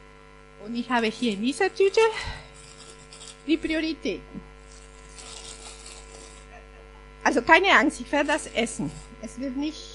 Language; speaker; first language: German; non-native, fluent; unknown